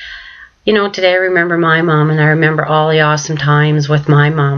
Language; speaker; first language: English; native; English